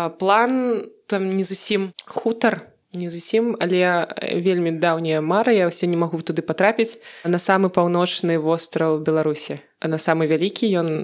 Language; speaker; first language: Belarusian; non-native, local second language; Russian